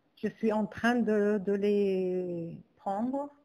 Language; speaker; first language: French; non-native, local second language; Arabic